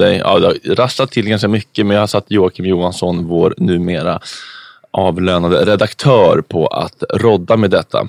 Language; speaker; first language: Swedish; native; Swedish